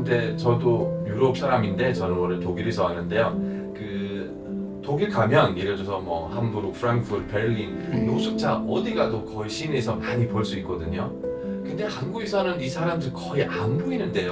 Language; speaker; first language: Korean; non-native, fluent; German